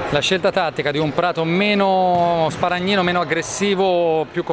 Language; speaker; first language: Italian; native; Italian